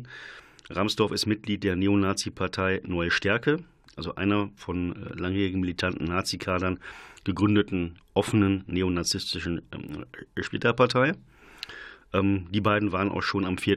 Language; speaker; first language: German; native; German